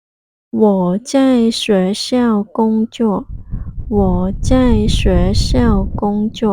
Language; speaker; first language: Chinese; non-native, fluent; Khmer